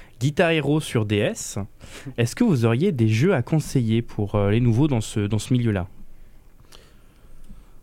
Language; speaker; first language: French; native; French